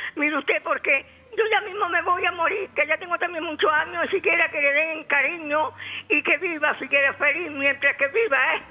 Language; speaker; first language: Spanish; native; Spanish